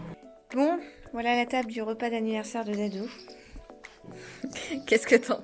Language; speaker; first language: French; native; French